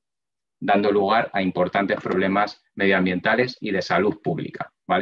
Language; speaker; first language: Spanish; native; Spanish